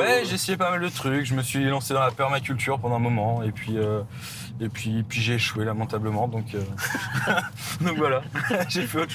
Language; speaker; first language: French; native; French